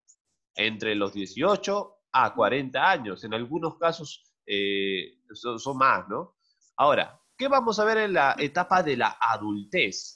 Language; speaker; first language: Spanish; native; Spanish